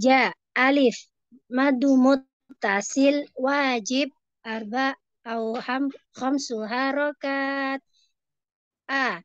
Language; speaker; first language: Arabic; non-native, learner; Indonesian